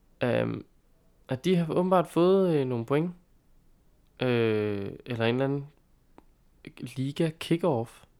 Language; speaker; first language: Danish; native; Danish